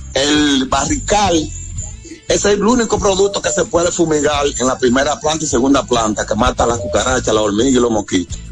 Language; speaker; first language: Spanish; native; Spanish